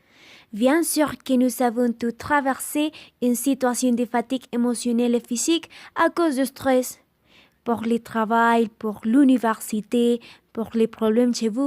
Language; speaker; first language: French; non-native, learner; Spanish